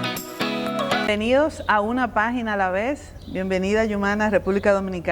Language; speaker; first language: Spanish; native; Spanish